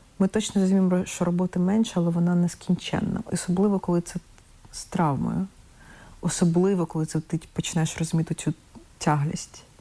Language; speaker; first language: Ukrainian; non-native, local second language; Russian